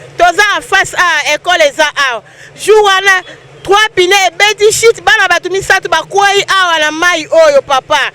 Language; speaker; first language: Lingala; native; Lingala